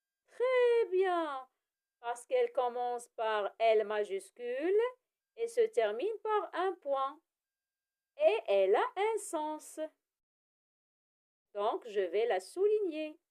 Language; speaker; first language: French; non-native, local second language; Arabic